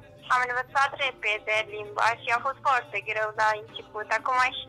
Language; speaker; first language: Romanian; non-native, learner; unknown